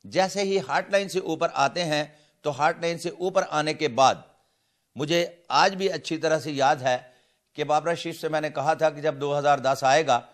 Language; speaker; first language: Urdu; non-native, local second language; Punjabi